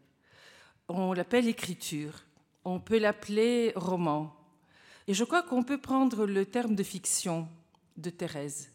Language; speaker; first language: French; non-native, fluent; Bulgarian